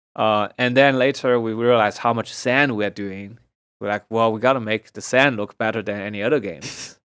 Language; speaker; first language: English; non-native, fluent; Chinese